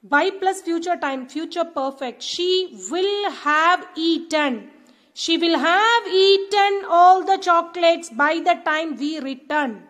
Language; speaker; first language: English; non-native, local second language; Tamil